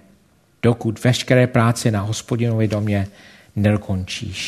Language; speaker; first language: Czech; non-native, fluent; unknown